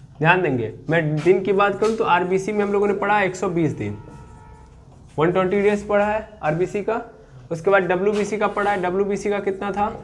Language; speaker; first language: Hindi; native; Hindi